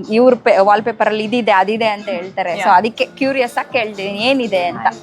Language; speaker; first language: Kannada; native; Kannada